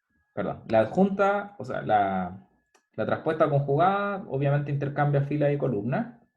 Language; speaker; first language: Spanish; native; Spanish